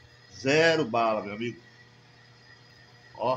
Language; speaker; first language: Portuguese; native; Portuguese